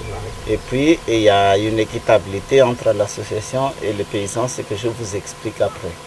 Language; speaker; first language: French; non-native, local second language; Malagasy